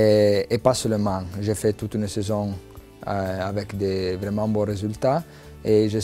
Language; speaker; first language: French; non-native, local second language; Italian